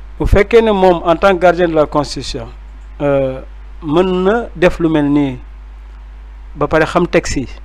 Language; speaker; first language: Wolof; native; Wolof